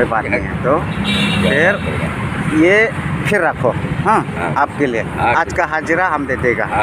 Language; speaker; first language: Hindi; non-native, local second language; Assamese